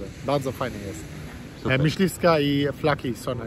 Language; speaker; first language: Polish; early bilingual, heritage; German